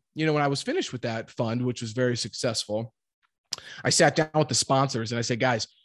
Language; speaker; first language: English; native; English